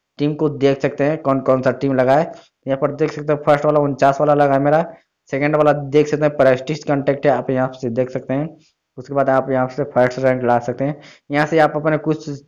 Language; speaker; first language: Hindi; native; Hindi